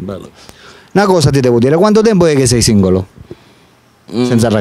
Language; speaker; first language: Italian; native; Italian